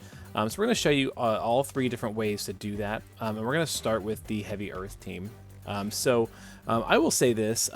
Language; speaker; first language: English; native; English